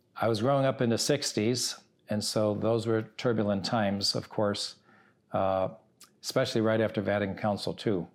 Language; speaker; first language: English; early bilingual, other home language; Italian